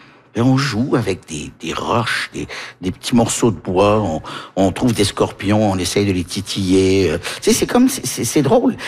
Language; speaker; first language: French; early bilingual, other home language; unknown